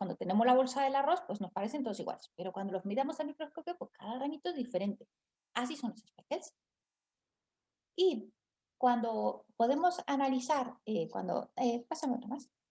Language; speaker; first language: Spanish; native; Spanish